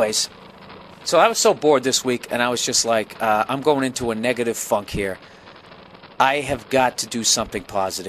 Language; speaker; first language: English; native; English